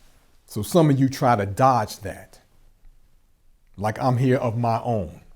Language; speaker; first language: English; native; English